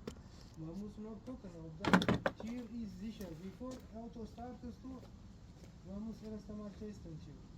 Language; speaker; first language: German; non-native, learner; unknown